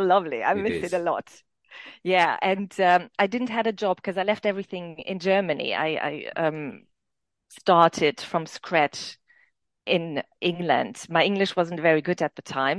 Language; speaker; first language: English; non-native, fluent; German